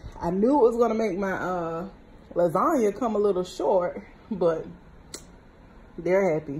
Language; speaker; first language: English; native; English